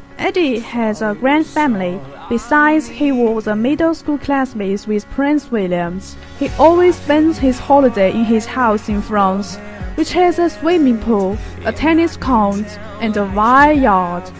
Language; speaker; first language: English; non-native, learner; Chinese